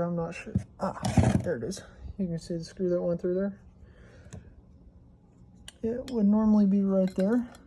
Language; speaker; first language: English; native; English